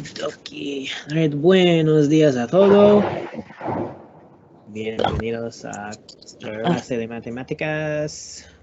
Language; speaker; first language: Spanish; non-native, learner; English